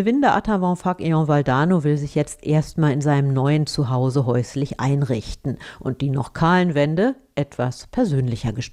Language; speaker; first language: German; native; German